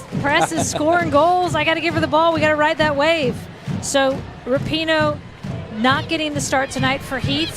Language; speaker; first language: English; native; English